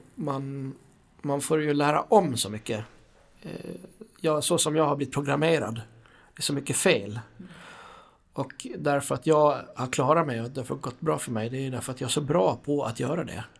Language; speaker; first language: Swedish; native; Swedish